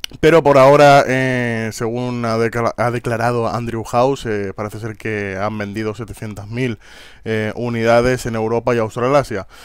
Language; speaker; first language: Spanish; native; Spanish